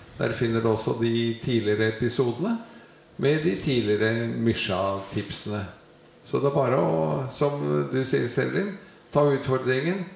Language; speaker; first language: Norwegian; native; Norwegian